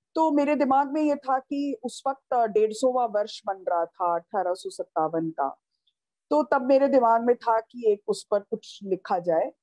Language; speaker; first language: Hindi; native; Hindi